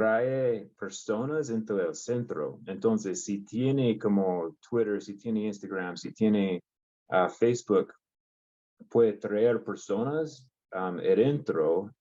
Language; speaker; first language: Spanish; non-native, learner; English